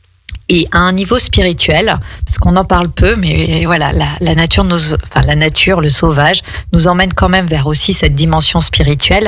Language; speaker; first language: French; native; French